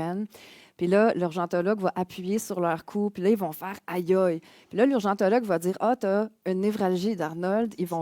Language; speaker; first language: French; native; French